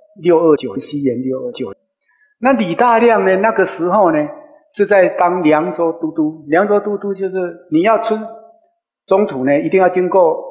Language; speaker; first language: Chinese; non-native, local second language; Min Nan Chinese